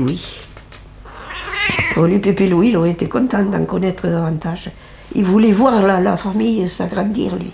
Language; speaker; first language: French; native; French